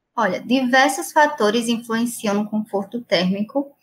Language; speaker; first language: Portuguese; native; Portuguese